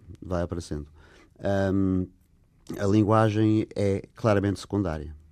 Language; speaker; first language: Portuguese; non-native, fluent; English